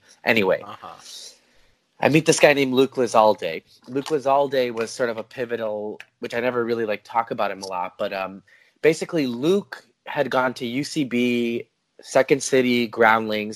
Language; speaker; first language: English; native; English